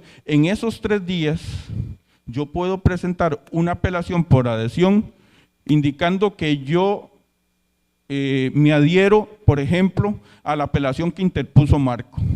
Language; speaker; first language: Spanish; native; Spanish